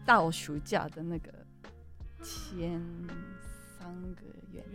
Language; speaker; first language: Chinese; non-native, fluent; Japanese